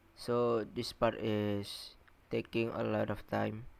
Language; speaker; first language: English; non-native, learner; Indonesian